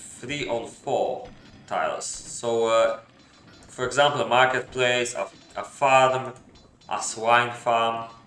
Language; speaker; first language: English; non-native, fluent; Polish